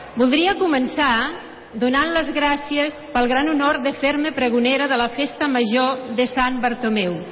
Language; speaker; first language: Catalan; native; Catalan